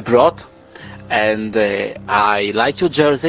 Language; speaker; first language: English; non-native, learner; Polish